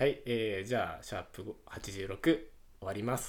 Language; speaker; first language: Japanese; native; Japanese